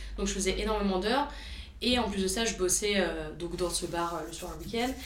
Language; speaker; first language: French; early bilingual, other home language; Romanian